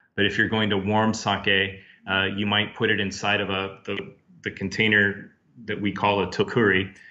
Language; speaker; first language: English; native; English